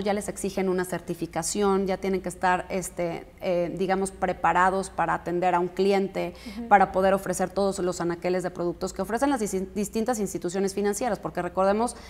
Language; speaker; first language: Spanish; native; Spanish